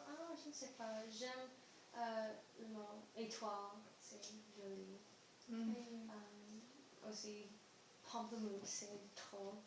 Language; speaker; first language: French; non-native, learner; English